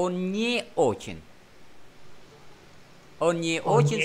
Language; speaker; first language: Russian; non-native, fluent; Vietnamese